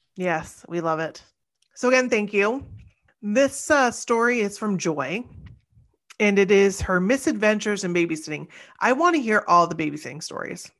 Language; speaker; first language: English; native; English